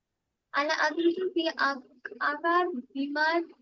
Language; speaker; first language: Arabic; non-native, learner; Bangla